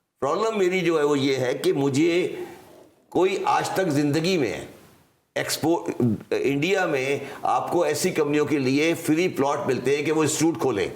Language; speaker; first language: Urdu; native; Urdu